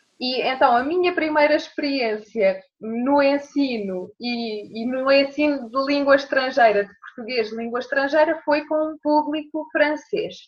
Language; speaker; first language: Portuguese; native; Portuguese